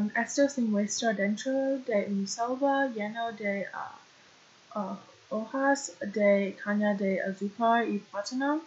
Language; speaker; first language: Spanish; non-native, learner; English